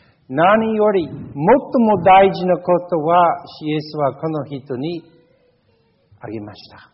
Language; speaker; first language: Japanese; non-native, fluent; English